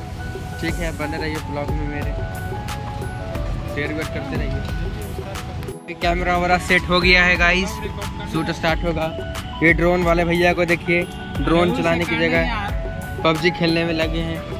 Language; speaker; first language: Hindi; native; Hindi